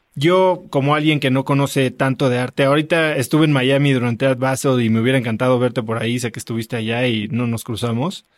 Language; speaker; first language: Spanish; native; Spanish